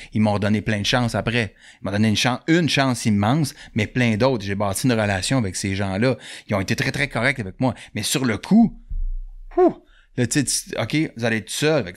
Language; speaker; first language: French; native; French